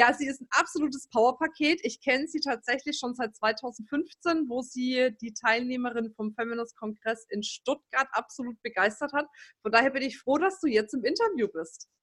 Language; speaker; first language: German; native; German